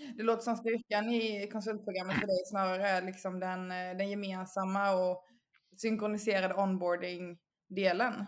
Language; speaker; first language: Swedish; native; Swedish